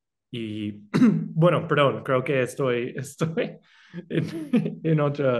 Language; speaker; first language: Spanish; non-native, fluent; English